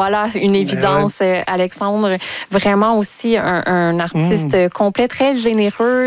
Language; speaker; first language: French; native; French